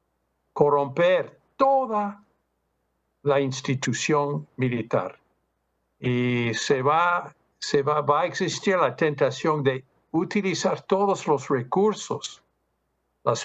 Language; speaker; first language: Spanish; non-native, fluent; English